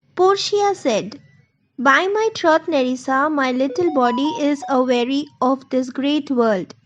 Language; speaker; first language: English; non-native, local second language; Bangla